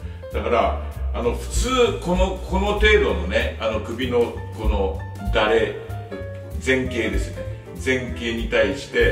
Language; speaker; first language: Japanese; native; Japanese